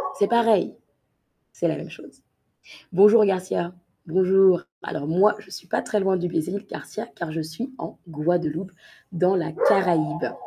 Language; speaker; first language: French; native; French